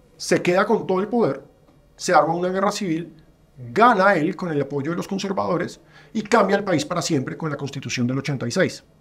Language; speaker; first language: Spanish; native; Spanish